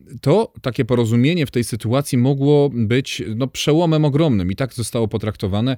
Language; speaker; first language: Polish; native; Polish